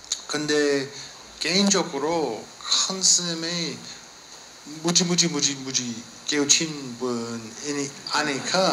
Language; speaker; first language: Korean; non-native, learner; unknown